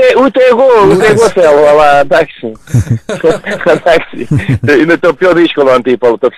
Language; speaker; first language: Greek; non-native, fluent; Portuguese